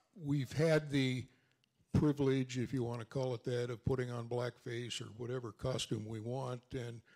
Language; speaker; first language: English; native; English